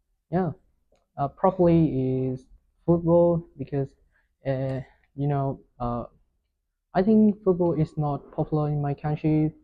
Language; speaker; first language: English; non-native, learner; Vietnamese